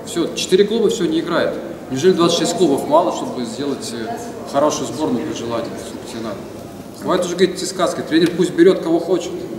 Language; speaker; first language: Russian; native; Russian